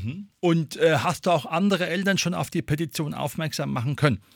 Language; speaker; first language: German; native; German